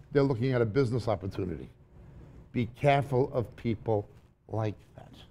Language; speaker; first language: English; native; English